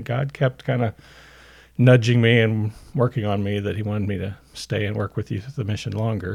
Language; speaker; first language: English; native; English